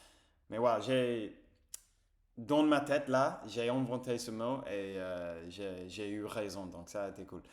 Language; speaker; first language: French; non-native, fluent; English